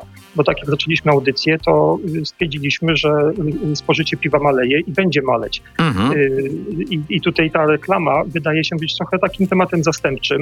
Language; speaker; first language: Polish; native; Polish